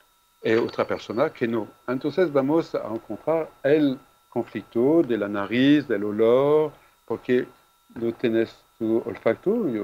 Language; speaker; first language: Spanish; non-native, fluent; French